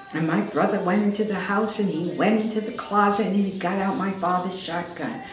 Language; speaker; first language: English; native; English